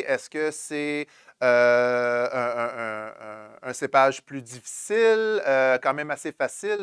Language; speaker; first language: French; native; French